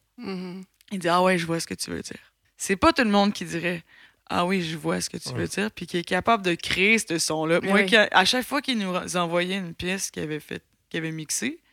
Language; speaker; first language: French; native; French